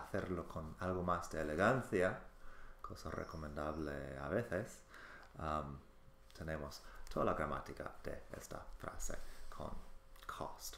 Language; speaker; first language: Spanish; non-native, fluent; English